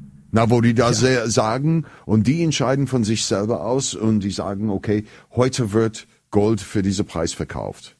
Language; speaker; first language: German; non-native, fluent; English